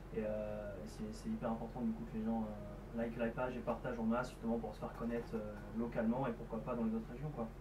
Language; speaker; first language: French; native; French